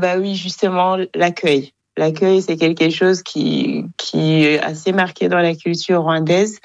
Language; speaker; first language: French; non-native, local second language; Kinyarwanda